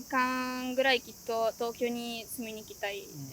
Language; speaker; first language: Japanese; non-native, fluent; Italian